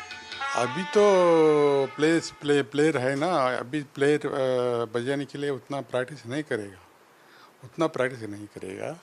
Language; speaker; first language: Hindi; non-native, local second language; Kannada